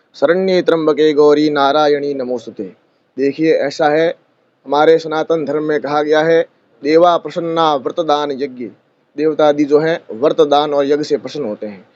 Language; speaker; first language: Hindi; native; Hindi